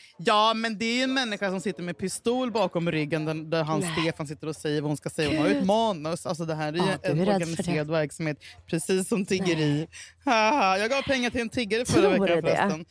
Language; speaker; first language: Swedish; native; Swedish